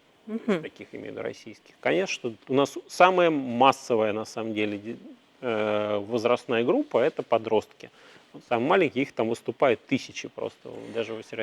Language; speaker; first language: Russian; native; Russian